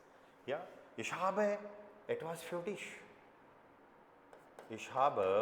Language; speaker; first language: German; non-native, fluent; Hindi